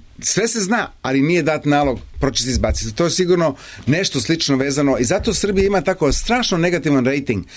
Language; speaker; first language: Serbian; native; Serbian